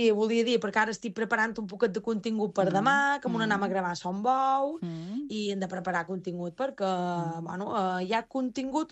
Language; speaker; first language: Catalan; native; Catalan